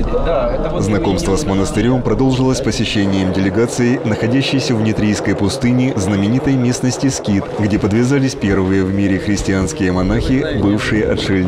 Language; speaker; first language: Russian; native; Russian